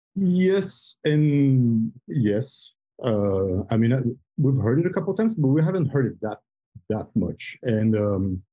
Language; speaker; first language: English; non-native, fluent; French